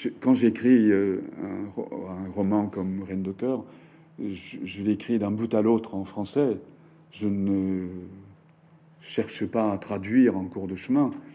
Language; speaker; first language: French; non-native, fluent; Japanese